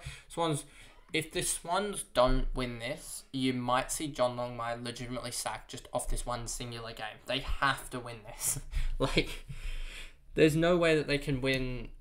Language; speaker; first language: English; native; English